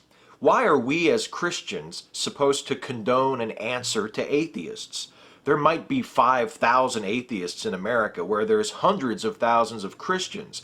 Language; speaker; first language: English; native; English